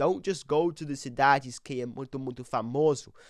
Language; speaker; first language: Portuguese; non-native, learner; English